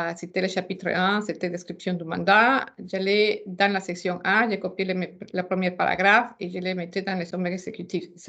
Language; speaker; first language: French; non-native, fluent; Spanish